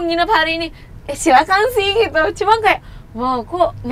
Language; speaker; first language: Indonesian; non-native, fluent; Japanese